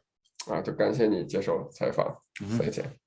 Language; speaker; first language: Chinese; native; Chinese